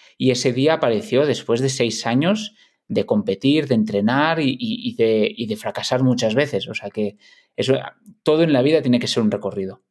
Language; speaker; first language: Spanish; non-native, local second language; Catalan